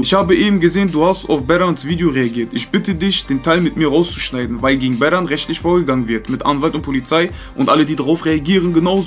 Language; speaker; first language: German; early bilingual, other home language; Turkish